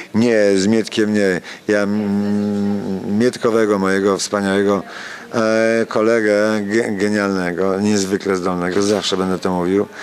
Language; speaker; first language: Polish; native; Polish